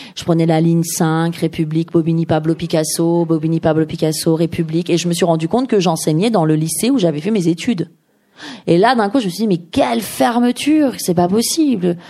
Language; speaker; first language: French; early bilingual, other home language; Persian